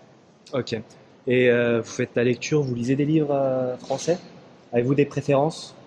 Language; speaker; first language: French; non-native, local second language; Turkish